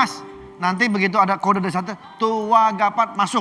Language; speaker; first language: Indonesian; native; Indonesian